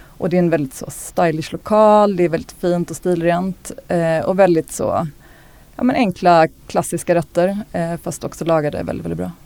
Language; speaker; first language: Swedish; native; Swedish